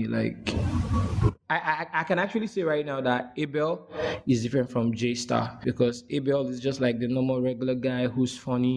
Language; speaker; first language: English; non-native, local second language; Igbo